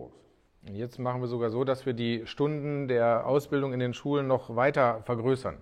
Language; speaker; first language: German; native; German